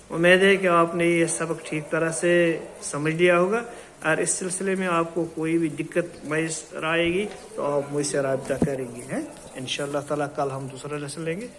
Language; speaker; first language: Urdu; non-native, local second language; Kashmiri